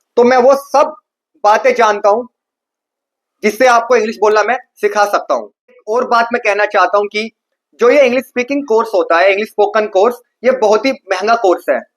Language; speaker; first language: Hindi; native; Hindi